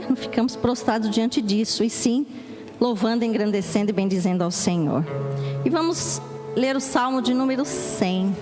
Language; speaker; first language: Portuguese; native; Portuguese